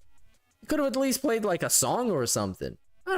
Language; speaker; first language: English; native; English